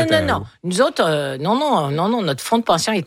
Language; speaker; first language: French; native; French